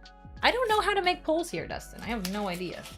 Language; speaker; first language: English; native; English